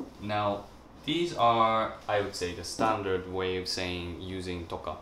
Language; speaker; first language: English; non-native, fluent; Japanese